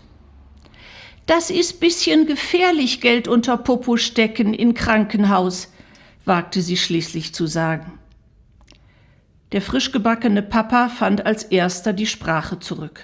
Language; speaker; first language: German; native; German